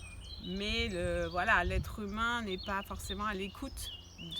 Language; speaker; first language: French; native; French